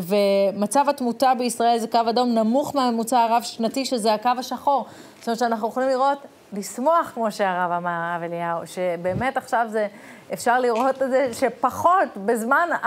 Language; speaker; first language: Hebrew; native; Hebrew